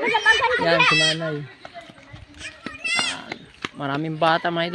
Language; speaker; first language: Filipino; non-native, local second language; Cebuano